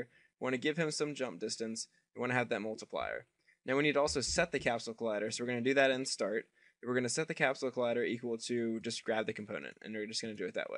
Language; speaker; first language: English; native; English